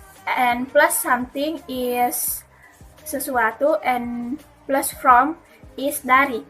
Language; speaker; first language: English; non-native, learner; Indonesian